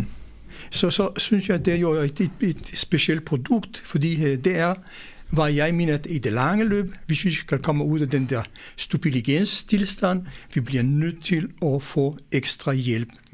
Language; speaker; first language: Danish; non-native, fluent; Hebrew